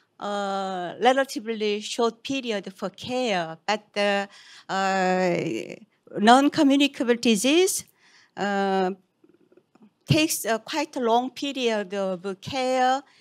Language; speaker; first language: English; non-native, fluent; Korean